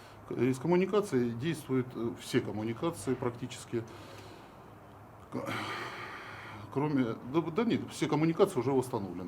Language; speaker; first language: Russian; native; Russian